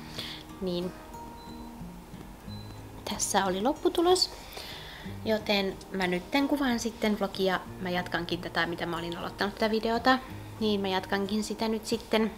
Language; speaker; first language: Finnish; native; Finnish